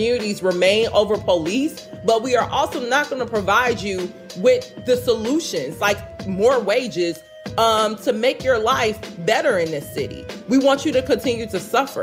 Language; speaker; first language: English; native; English